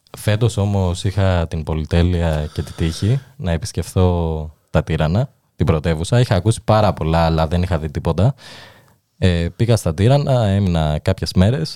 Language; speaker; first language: Greek; early bilingual, other home language; Albanian